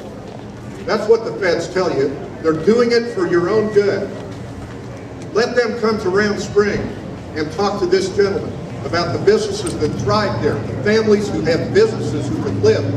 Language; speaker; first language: English; native; English